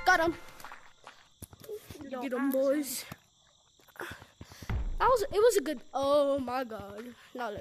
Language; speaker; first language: English; native; English